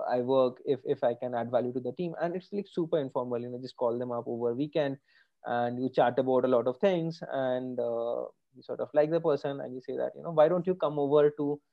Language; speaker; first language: English; non-native, local second language; Bangla